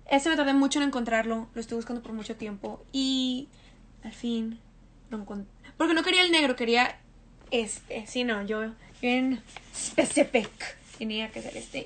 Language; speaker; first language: Spanish; early bilingual, heritage; Spanish